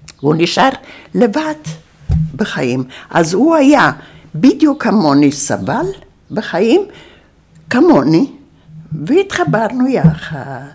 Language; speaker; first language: Hebrew; early bilingual, other home language; Yiddish